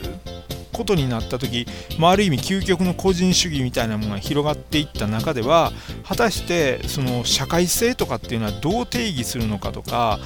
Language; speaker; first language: Japanese; native; Japanese